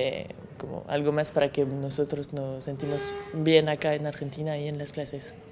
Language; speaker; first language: Spanish; non-native, fluent; French